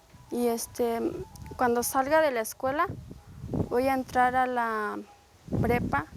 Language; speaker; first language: Spanish; non-native, local second language; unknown